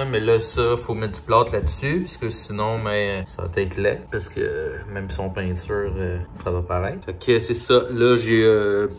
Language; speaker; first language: French; native; French